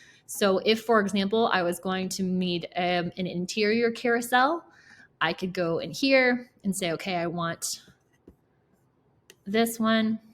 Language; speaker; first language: English; native; English